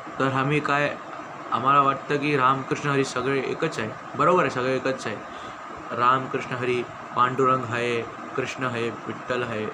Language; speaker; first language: Marathi; early bilingual, other home language; Tamil